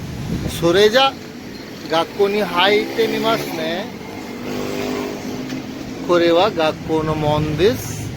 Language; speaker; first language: Japanese; non-native, fluent; Urdu